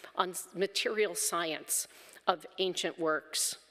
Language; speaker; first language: English; native; English